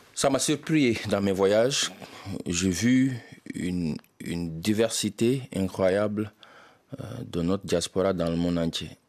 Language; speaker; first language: French; non-native, local second language; Wolof